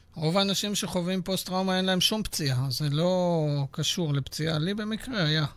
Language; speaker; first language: Hebrew; native; Hebrew